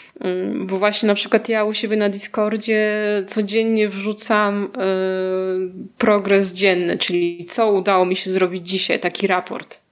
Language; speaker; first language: Polish; native; Polish